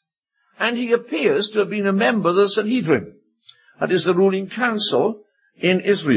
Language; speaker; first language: English; native; English